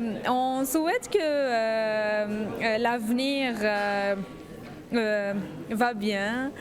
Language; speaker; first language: French; non-native, learner; Arabic